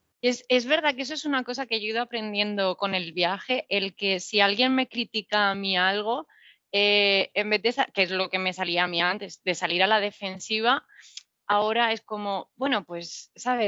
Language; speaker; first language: Spanish; native; Spanish